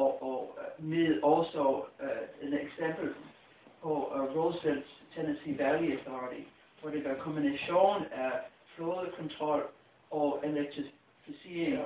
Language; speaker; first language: Danish; non-native, fluent; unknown